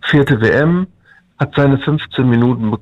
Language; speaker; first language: German; native; German